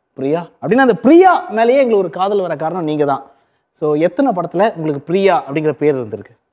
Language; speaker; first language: Tamil; native; Tamil